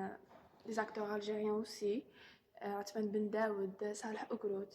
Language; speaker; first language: French; non-native, local second language; Arabic